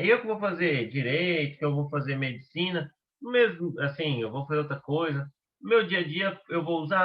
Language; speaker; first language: Portuguese; native; Portuguese